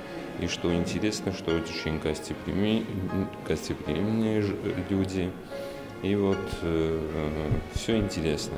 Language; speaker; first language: Russian; non-native, fluent; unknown